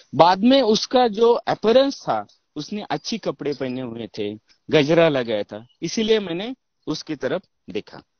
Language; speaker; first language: Hindi; non-native, local second language; Marathi